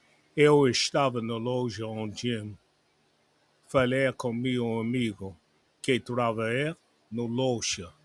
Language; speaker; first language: Portuguese; non-native, learner; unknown